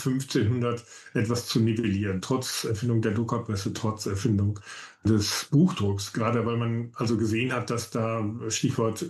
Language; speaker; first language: German; native; German